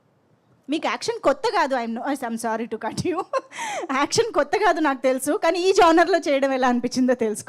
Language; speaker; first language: Telugu; native; Telugu